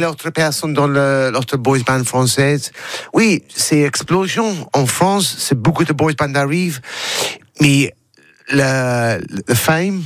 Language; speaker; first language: French; non-native, learner; English